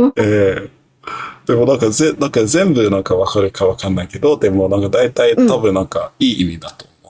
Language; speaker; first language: Japanese; non-native, learner; English